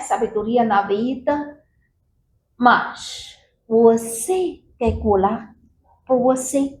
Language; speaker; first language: Portuguese; non-native, learner; Chinese